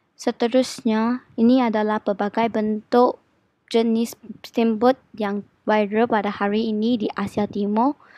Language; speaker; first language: Malay; non-native, local second language; Chinese